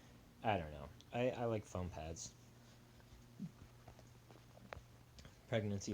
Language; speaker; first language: English; native; English